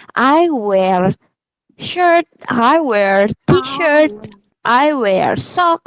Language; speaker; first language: English; non-native, fluent; Indonesian